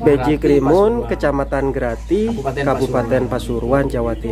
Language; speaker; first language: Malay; non-native, local second language; Javanese